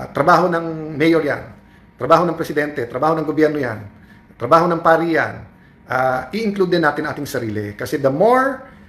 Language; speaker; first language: Filipino; native; Filipino